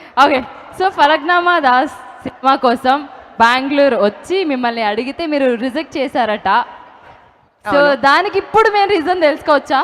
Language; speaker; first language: Telugu; native; Telugu